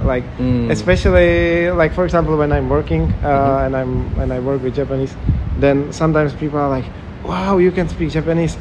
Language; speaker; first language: English; non-native, fluent; Czech